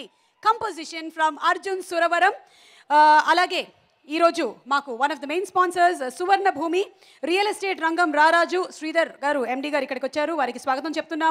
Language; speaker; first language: Telugu; native; Telugu